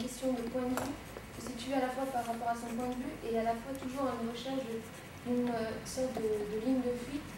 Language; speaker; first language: French; native; French